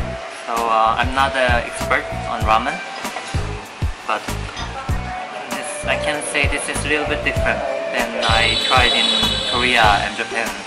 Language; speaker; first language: English; non-native, fluent; Korean